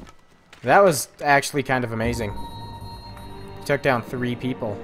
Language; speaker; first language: English; native; English